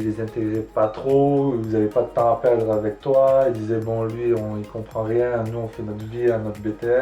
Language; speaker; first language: French; native; French